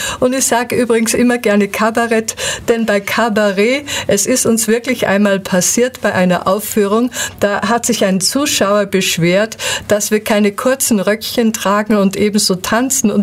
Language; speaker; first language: German; native; German